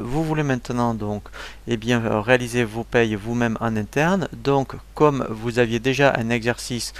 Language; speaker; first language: French; native; French